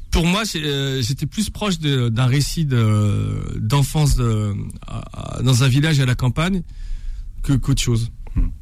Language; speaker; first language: French; native; French